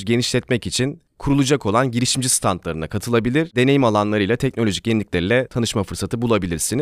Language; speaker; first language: Turkish; native; Turkish